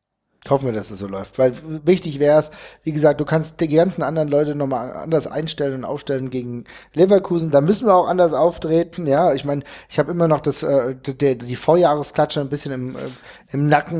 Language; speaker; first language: German; native; German